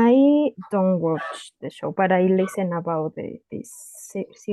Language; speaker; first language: English; non-native, learner; Spanish